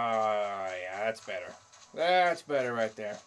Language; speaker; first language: English; native; English